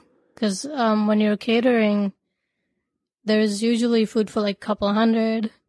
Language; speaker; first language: English; non-native, local second language; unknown